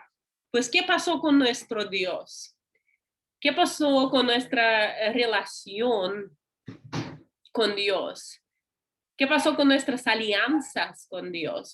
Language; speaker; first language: Spanish; non-native, learner; English